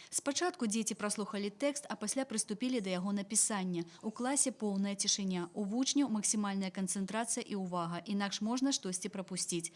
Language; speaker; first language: Belarusian; native; Belarusian